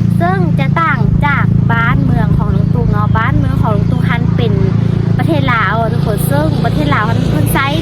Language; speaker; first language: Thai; non-native, learner; Lao